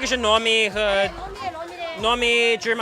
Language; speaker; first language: Chinese; non-native, learner; English